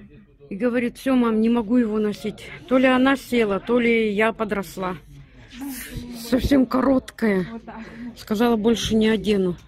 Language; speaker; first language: Russian; native; Russian